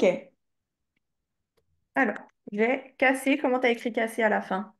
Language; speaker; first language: French; native; French